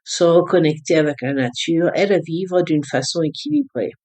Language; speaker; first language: French; early bilingual, other home language; English